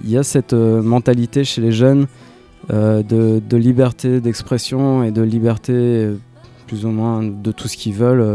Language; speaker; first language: French; native; French